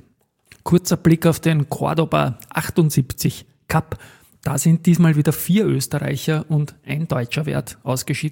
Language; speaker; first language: German; native; German